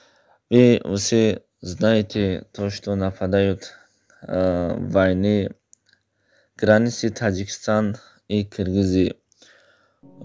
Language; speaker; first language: Russian; non-native, learner; Tajik